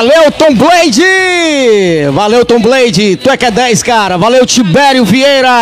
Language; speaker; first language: Portuguese; native; Portuguese